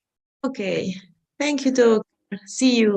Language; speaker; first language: English; non-native, learner; Spanish